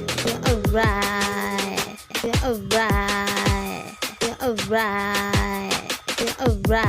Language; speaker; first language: Thai; native; Thai